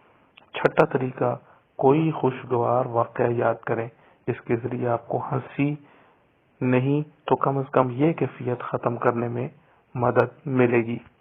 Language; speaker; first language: Urdu; native; Urdu